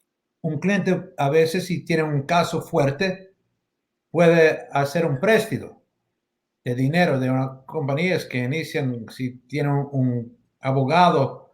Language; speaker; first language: Spanish; non-native, learner; English